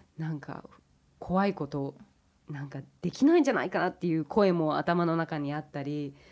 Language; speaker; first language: Japanese; early bilingual, heritage; English